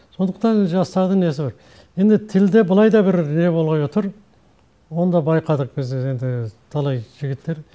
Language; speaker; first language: Kazakh; early bilingual, heritage; Kazakh